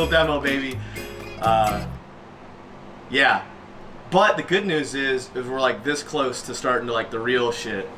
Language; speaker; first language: English; native; English